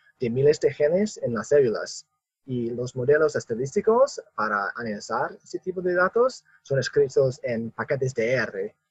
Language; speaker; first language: Spanish; non-native, fluent; English